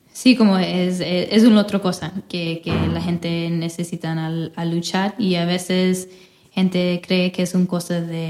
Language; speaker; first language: Spanish; non-native, fluent; English